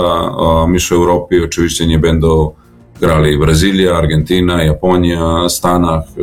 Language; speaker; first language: Polish; non-native, learner; Serbian